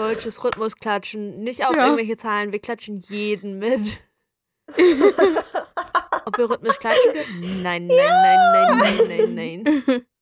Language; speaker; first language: German; native; German